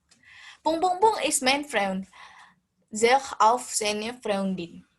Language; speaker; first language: German; non-native, learner; Indonesian